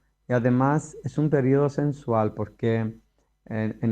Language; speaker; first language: Spanish; non-native, fluent; Greek